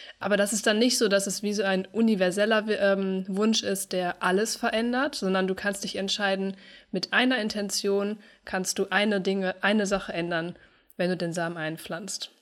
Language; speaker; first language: German; native; German